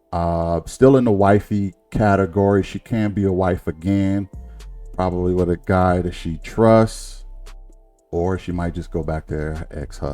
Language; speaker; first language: English; native; English